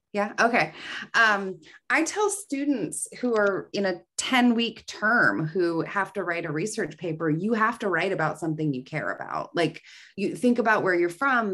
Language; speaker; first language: English; native; English